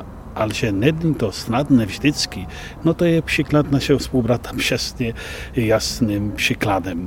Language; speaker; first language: Czech; non-native, fluent; Polish